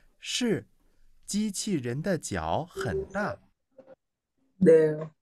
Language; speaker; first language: Chinese; non-native, learner; Vietnamese